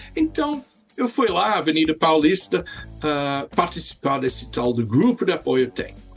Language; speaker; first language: Portuguese; non-native, fluent; English